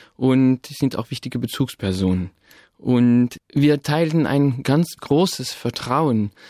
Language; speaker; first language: German; non-native, fluent; French